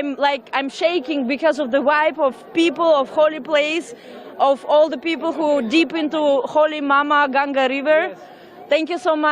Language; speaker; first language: English; non-native, learner; Russian